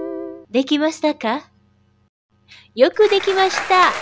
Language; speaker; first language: Japanese; non-native, fluent; Indonesian